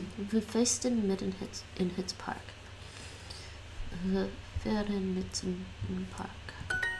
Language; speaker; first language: German; non-native, learner; English